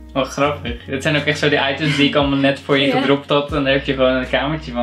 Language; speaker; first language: Dutch; native; Dutch